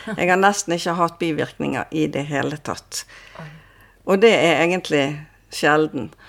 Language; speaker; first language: Norwegian; native; Norwegian